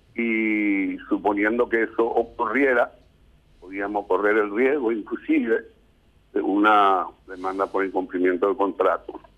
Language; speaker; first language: Spanish; native; Spanish